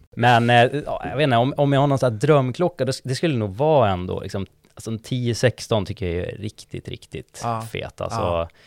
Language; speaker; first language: Swedish; native; Swedish